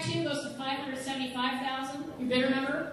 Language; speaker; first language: English; native; English